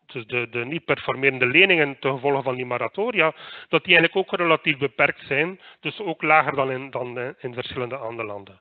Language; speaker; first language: Dutch; native; Dutch